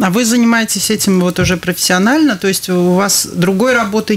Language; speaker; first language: Russian; native; Russian